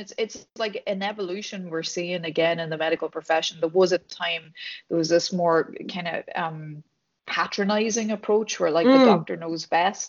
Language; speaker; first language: English; native; English